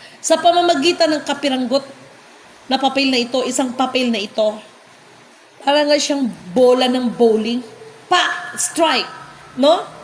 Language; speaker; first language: Filipino; non-native, local second language; Cebuano